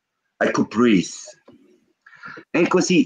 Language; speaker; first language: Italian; non-native, learner; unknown